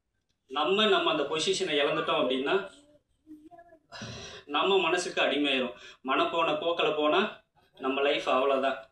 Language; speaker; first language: Tamil; native; Tamil